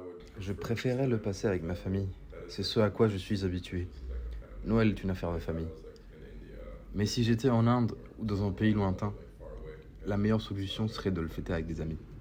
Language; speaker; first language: French; non-native, fluent; Norwegian